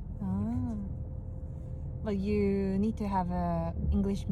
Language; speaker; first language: English; non-native, fluent; Korean